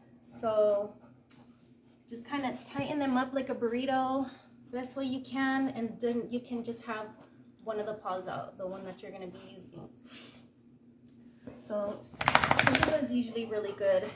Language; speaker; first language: English; native; English